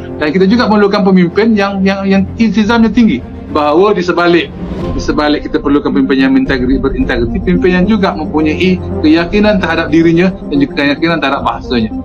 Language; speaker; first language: Malay; native; Malay